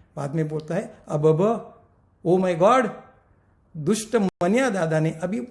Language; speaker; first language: Hindi; non-native, local second language; Marathi